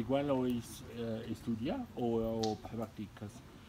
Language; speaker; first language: Spanish; non-native, fluent; German